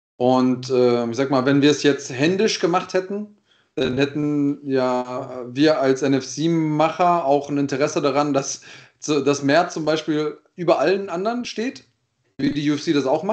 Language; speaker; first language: German; native; German